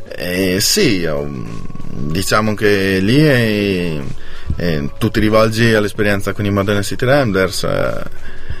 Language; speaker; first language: Italian; native; Italian